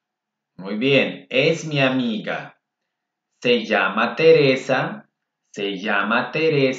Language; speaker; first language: Spanish; non-native, fluent; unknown